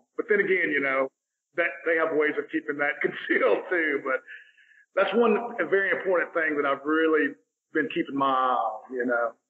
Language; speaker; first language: English; native; English